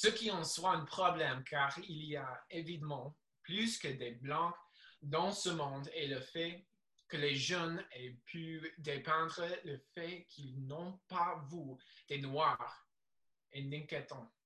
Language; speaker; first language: French; non-native, learner; English